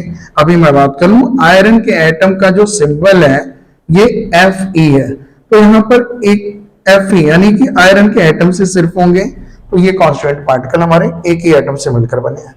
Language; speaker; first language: Hindi; native; Hindi